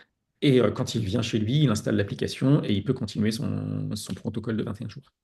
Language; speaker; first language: French; native; French